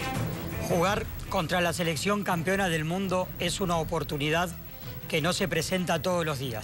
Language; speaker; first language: Spanish; native; Spanish